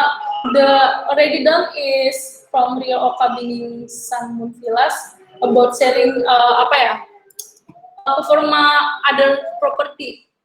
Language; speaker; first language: English; non-native, learner; Indonesian